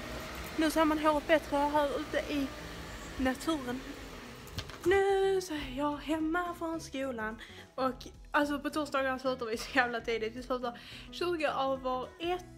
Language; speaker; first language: Swedish; native; Swedish